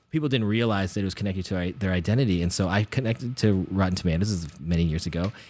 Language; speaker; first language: English; native; English